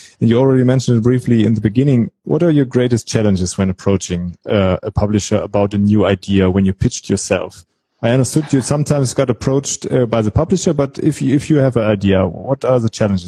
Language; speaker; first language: English; non-native, fluent; German